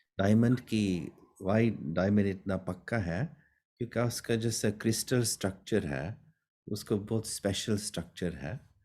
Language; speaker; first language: Hindi; early bilingual, heritage; Hindi